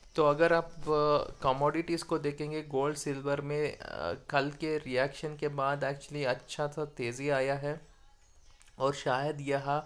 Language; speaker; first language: Hindi; non-native, local second language; Kannada